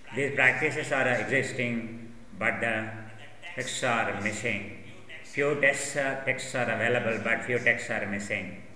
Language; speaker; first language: English; non-native, local second language; Telugu